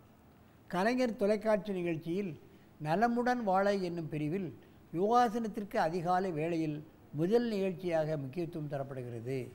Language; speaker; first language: Tamil; native; Tamil